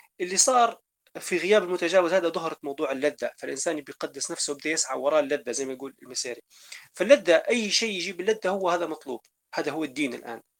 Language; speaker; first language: Arabic; native; Arabic